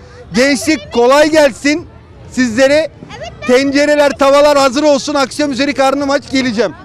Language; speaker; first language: Turkish; native; Turkish